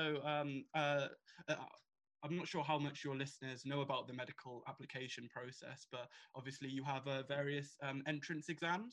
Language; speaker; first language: English; native; English